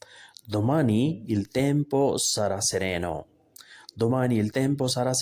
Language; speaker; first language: Italian; non-native, learner; Urdu